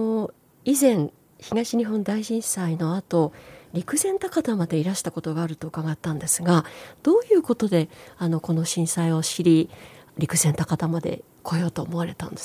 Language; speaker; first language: Japanese; native; Japanese